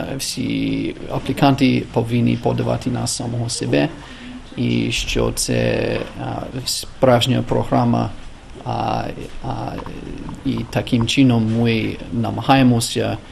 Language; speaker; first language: Ukrainian; non-native, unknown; English